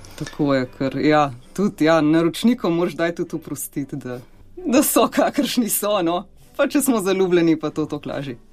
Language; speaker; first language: Slovenian; native; Slovenian